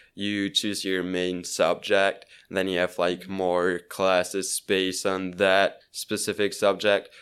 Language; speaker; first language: English; non-native, fluent; Swiss German